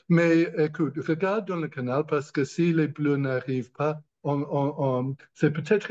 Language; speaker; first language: French; non-native, learner; English